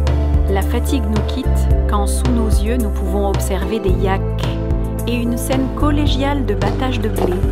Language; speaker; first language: French; native; French